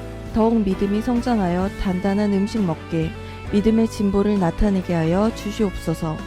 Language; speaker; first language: Korean; native; Korean